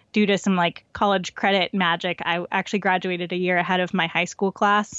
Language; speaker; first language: English; native; English